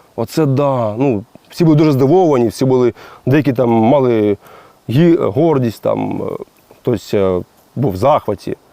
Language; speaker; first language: Ukrainian; non-native, local second language; Russian